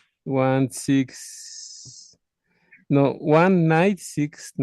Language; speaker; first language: English; non-native, learner; Spanish